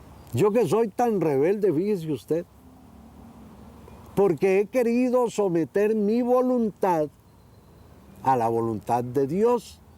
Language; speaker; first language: Spanish; native; Spanish